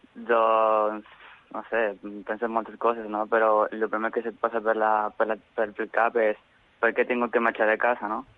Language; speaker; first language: Catalan; early bilingual, other home language; Spanish